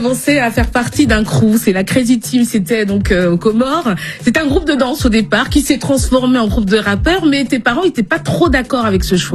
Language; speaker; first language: French; native; French